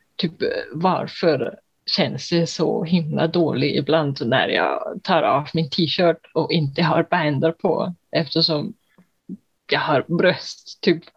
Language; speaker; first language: Swedish; non-native, fluent; German